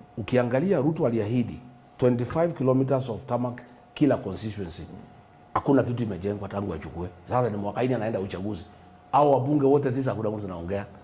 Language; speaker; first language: Swahili; non-native, local second language; Kikuyu